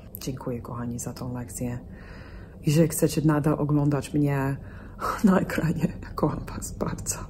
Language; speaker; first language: Polish; non-native, fluent; English